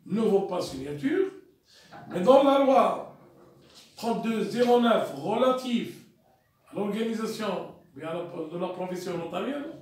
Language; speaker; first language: French; non-native, local second language; Arabic